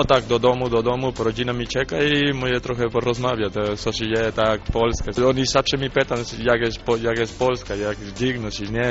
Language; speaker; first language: Polish; non-native, learner; Spanish